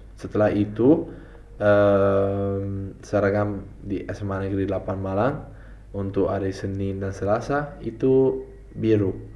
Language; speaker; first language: Indonesian; non-native, fluent; Italian